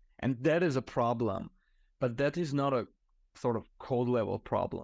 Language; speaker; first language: English; non-native, fluent; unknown